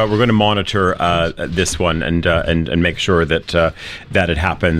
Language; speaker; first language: English; native; English